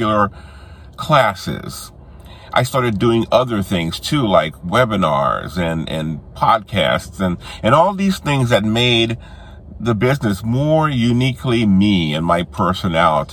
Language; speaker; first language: English; native; English